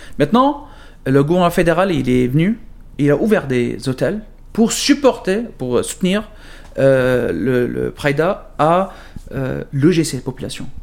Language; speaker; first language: French; non-native, fluent; Arabic